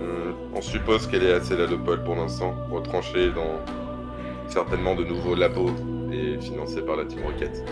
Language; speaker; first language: French; native; French